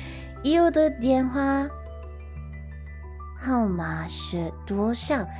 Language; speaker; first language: Chinese; non-native, learner; English